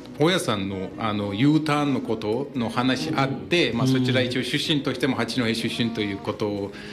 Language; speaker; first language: Japanese; non-native, fluent; Turkish